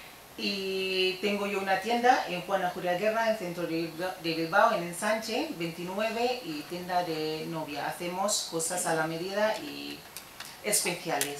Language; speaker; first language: Spanish; non-native, fluent; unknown